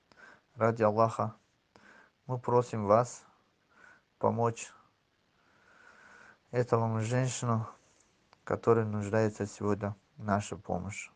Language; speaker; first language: Russian; non-native, learner; Tajik